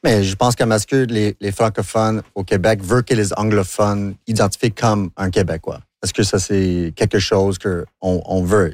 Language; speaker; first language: French; non-native, local second language; English